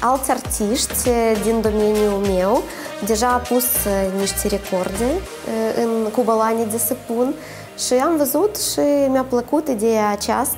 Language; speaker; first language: Romanian; non-native, local second language; Russian